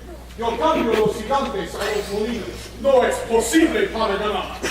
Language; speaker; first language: Spanish; non-native, learner; English